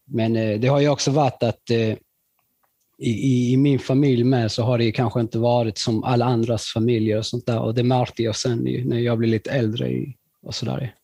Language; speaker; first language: Swedish; early bilingual, other home language; Spanish